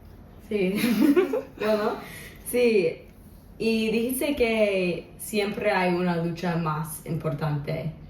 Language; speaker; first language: Spanish; non-native, local second language; English